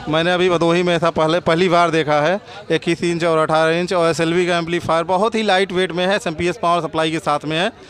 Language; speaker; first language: Hindi; native; Hindi